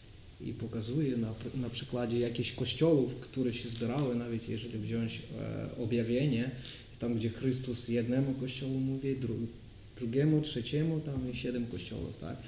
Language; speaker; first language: Polish; non-native, learner; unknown